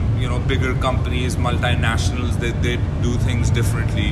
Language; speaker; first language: English; non-native, local second language; Urdu